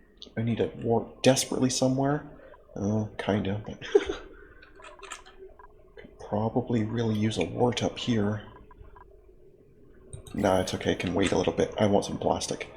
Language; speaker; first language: English; native; English